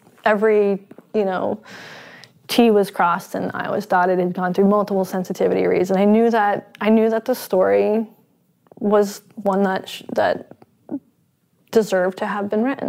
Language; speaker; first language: English; native; English